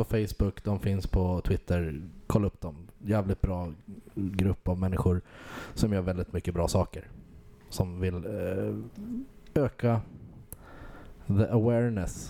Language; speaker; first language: Swedish; native; Swedish